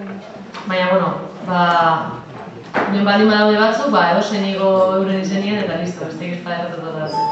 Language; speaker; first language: Basque; native; Basque